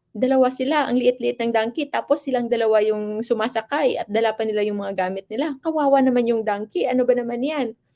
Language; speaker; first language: Filipino; non-native, local second language; Hiligaynon